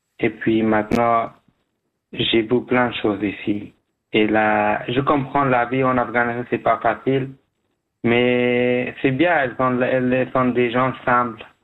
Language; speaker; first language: French; non-native, learner; Persian